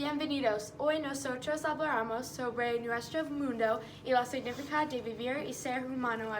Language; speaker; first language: Spanish; non-native, learner; English